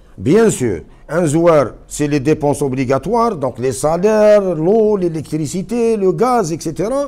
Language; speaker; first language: French; non-native, local second language; Kabyle